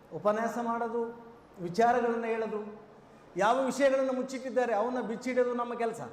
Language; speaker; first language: Kannada; native; Kannada